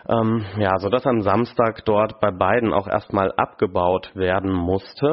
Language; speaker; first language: German; native; German